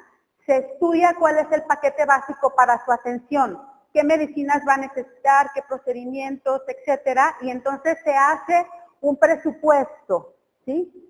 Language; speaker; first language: Spanish; native; Spanish